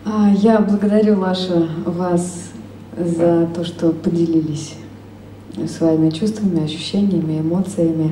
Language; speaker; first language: Russian; native; Russian